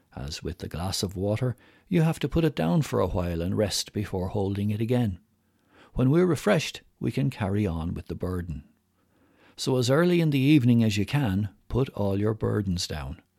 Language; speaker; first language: English; native; English